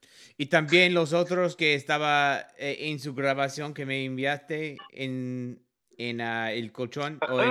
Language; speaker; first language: Spanish; non-native, learner; English